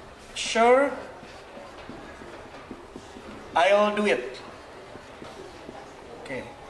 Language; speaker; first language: English; non-native, fluent; Indonesian